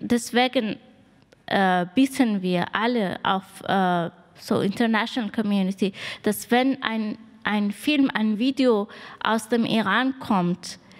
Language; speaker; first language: German; non-native, learner; Persian